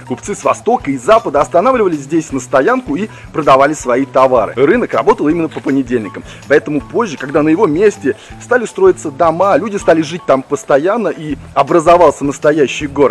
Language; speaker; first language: Russian; native; Russian